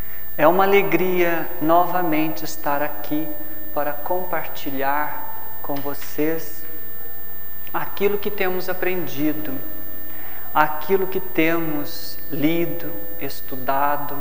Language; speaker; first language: Portuguese; native; Portuguese